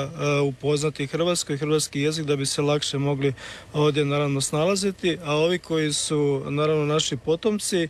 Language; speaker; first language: Serbian; native; Serbian